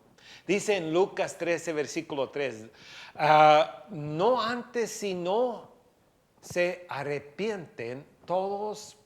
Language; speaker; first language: Spanish; non-native, fluent; English